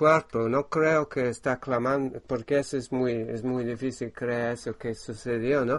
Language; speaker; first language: Spanish; non-native, fluent; English